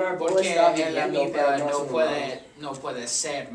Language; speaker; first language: Spanish; non-native, learner; English